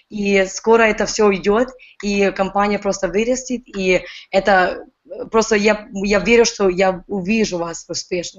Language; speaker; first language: Russian; early bilingual, heritage; Russian